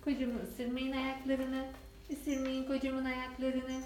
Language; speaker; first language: Turkish; native; Turkish